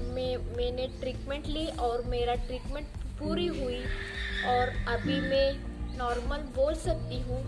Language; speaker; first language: Hindi; non-native, local second language; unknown